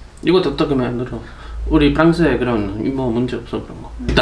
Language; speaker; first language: Korean; non-native, learner; Spanish